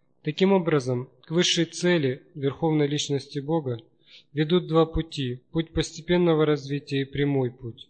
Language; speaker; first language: Russian; native; Russian